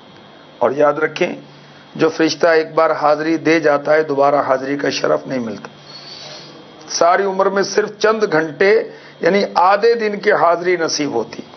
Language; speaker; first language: Urdu; native; Urdu